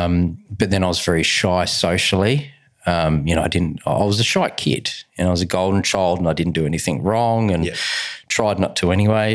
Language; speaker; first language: English; native; English